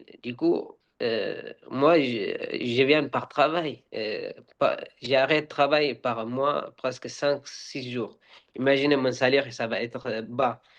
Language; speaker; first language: French; non-native, learner; Arabic